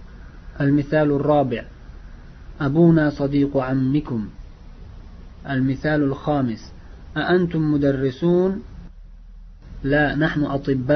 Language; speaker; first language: Arabic; non-native, fluent; Uzbek